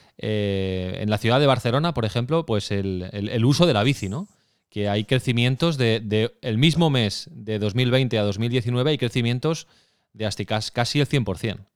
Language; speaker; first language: Spanish; native; Spanish